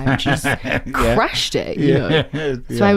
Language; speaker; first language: English; native; English